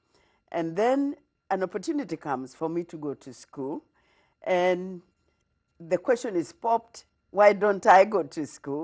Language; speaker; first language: English; non-native, local second language; Kikuyu